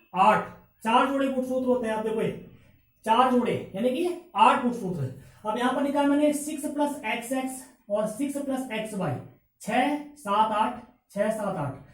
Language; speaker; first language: Hindi; native; Hindi